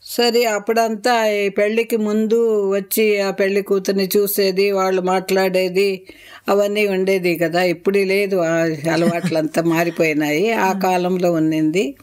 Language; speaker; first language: Telugu; non-native, local second language; Tamil